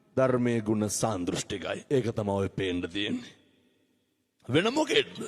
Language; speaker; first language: Sinhala; native; Sinhala